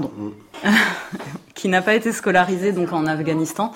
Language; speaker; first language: French; native; French